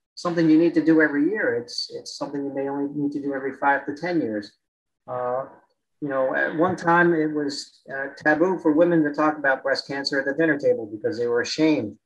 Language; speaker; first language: English; native; English